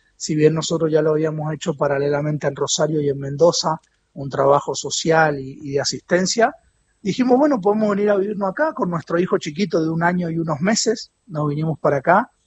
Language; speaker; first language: Spanish; native; Spanish